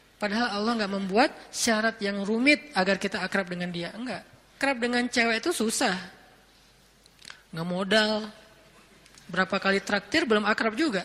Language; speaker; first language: Indonesian; native; Indonesian